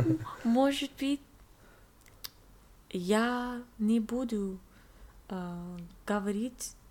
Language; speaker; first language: Russian; non-native, learner; English